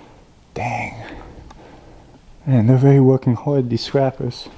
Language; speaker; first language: English; native; English